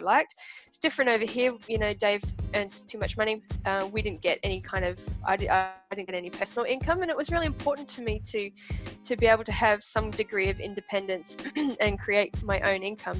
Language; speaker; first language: English; native; English